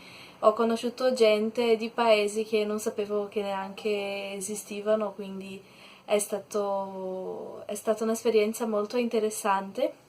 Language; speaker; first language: Italian; non-native, learner; Portuguese